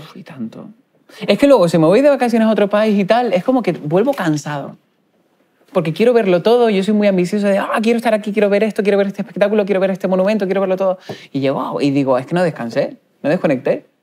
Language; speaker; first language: Spanish; native; Spanish